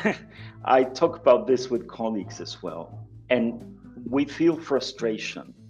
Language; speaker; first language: English; non-native, fluent; Spanish